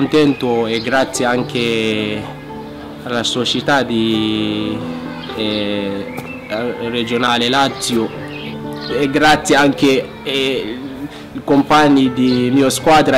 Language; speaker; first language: Italian; non-native, learner; Hausa